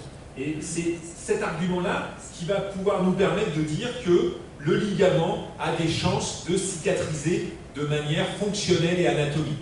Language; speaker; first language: French; native; French